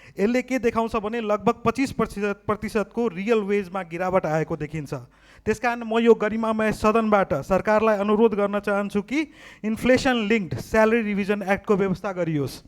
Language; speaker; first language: Nepali; non-native, local second language; Maithili